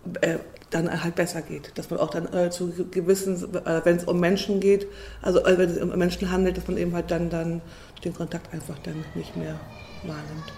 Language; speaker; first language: German; native; German